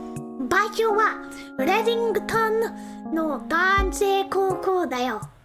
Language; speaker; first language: Japanese; non-native, learner; English